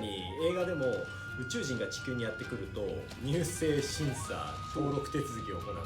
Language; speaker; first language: Japanese; native; Japanese